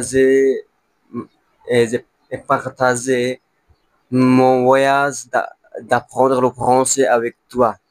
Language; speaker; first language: French; non-native, learner; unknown